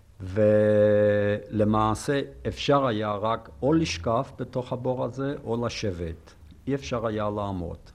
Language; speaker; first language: Hebrew; non-native, fluent; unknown